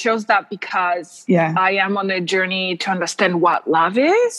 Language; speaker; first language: English; non-native, local second language; Kinyarwanda